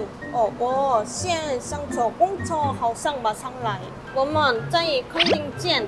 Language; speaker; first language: Chinese; non-native, fluent; Korean